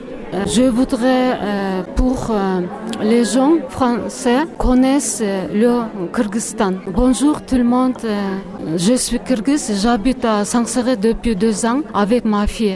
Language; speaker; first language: French; non-native, learner; Kyrgyz